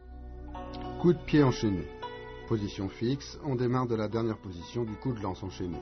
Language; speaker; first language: French; non-native, fluent; Chinese